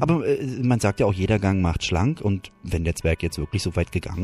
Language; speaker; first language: German; native; German